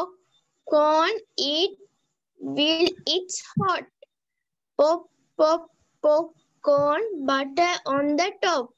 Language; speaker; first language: English; non-native, learner; Sinhala